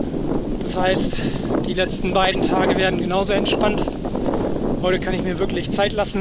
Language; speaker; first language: German; native; German